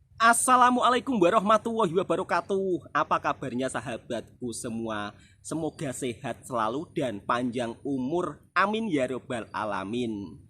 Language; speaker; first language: Indonesian; native; Indonesian